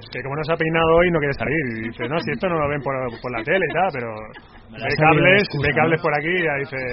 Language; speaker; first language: Spanish; native; Spanish